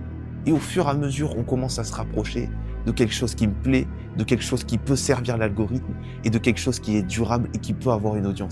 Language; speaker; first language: French; native; French